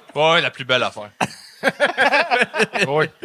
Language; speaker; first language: French; native; French